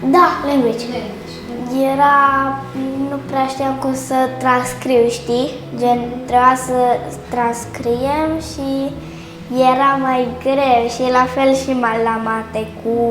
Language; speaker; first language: Romanian; early bilingual, other home language; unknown